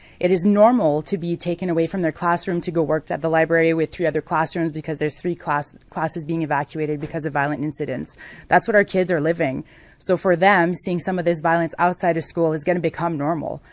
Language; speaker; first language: English; non-native, local second language; French